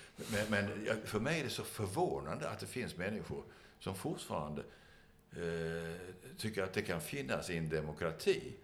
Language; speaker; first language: Swedish; native; Swedish